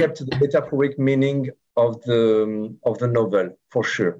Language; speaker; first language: English; non-native, learner; French